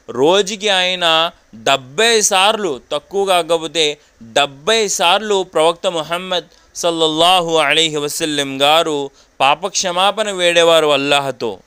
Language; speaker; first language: Telugu; non-native, local second language; Urdu